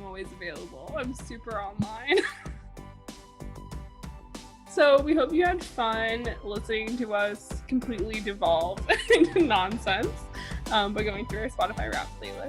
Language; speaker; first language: English; native; English